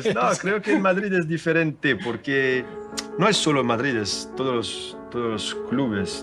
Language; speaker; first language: Spanish; non-native, learner; French